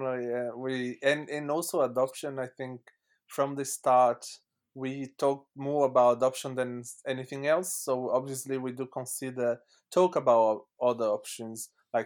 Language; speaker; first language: English; non-native, fluent; Portuguese